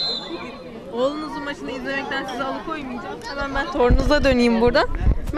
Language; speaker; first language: Turkish; native; Turkish